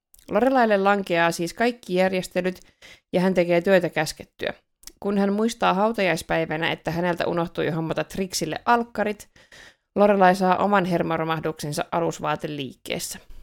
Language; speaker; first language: Finnish; native; Finnish